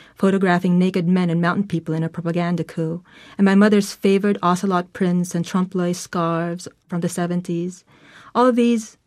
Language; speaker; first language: English; non-native, local second language; Filipino